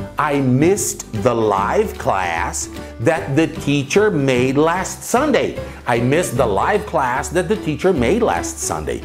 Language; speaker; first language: English; non-native, fluent; Portuguese